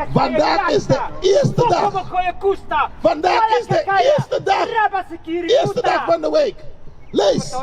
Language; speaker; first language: Dutch; non-native, learner; English